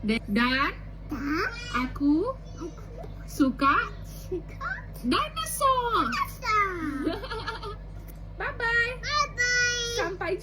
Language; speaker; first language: Indonesian; early bilingual, heritage; Indonesian